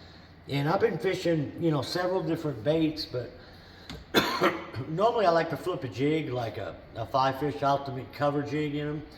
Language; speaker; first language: English; native; English